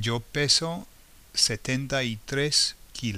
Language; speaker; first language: Spanish; non-native, fluent; English